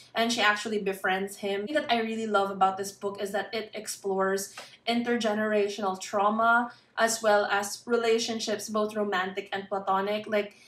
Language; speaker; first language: English; non-native, local second language; Filipino